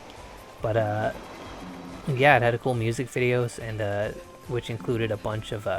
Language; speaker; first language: English; native; English